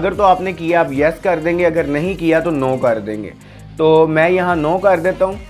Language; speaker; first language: Urdu; native; Urdu